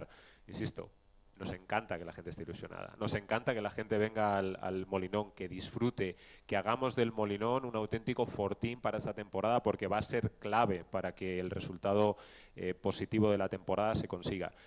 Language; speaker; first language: Spanish; native; Spanish